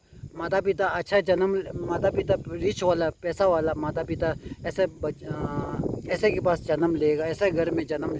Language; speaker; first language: Hindi; non-native, local second language; Tibetan